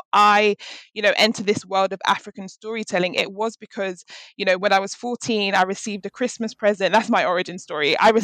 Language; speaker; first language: English; native; English